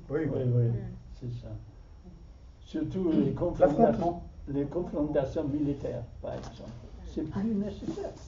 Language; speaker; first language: French; non-native, fluent; German